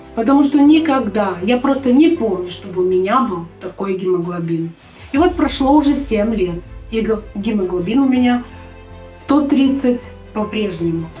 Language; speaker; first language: Russian; native; Russian